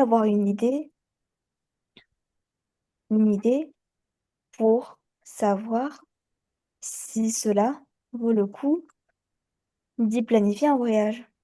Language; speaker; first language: French; early bilingual, other home language; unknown